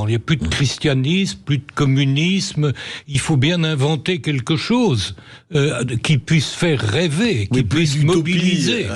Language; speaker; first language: French; native; French